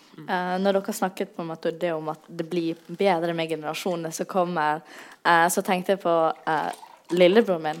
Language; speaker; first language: Norwegian; native; Norwegian